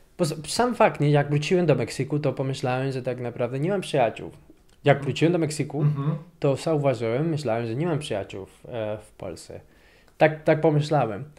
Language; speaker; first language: Polish; non-native, fluent; Spanish